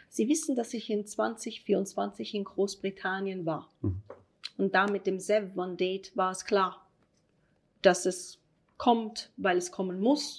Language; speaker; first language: German; non-native, fluent; Italian